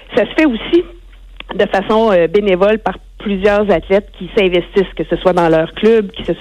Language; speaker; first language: French; native; French